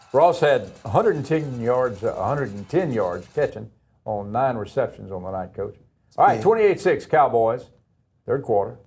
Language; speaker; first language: English; native; English